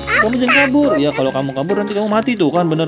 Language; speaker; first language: Indonesian; native; Indonesian